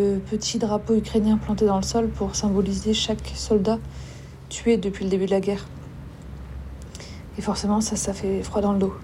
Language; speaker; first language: French; native; French